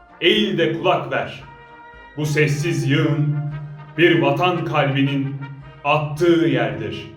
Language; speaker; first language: Turkish; native; Turkish